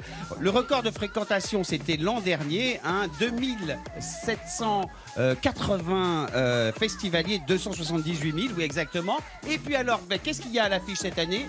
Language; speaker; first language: French; native; French